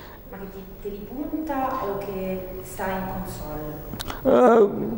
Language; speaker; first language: Italian; native; Italian